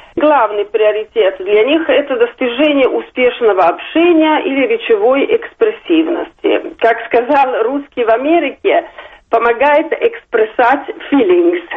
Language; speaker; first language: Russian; non-native, fluent; Italian